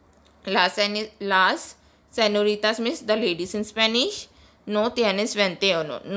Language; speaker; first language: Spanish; non-native, learner; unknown